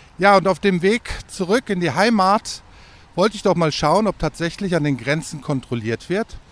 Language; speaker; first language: German; native; German